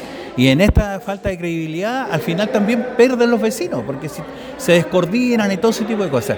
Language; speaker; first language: Spanish; native; Spanish